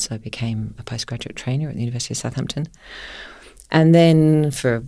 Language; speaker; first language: English; native; English